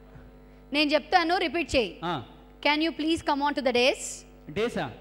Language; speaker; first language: Telugu; native; Telugu